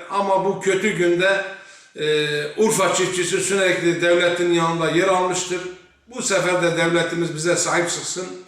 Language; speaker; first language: Turkish; native; Turkish